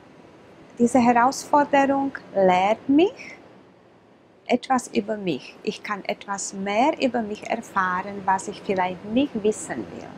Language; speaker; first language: German; non-native, fluent; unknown